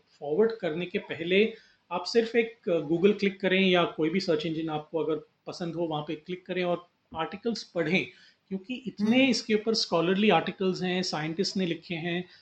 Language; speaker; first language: Hindi; non-native, local second language; Marathi